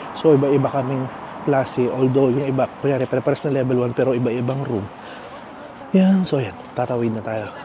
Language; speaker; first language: Filipino; native; Filipino